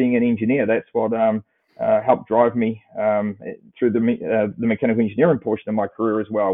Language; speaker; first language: English; native; English